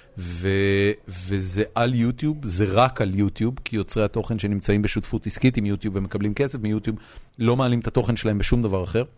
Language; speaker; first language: Hebrew; native; Hebrew